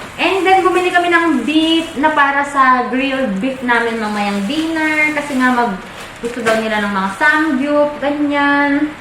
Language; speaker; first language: Filipino; non-native, local second language; Iloko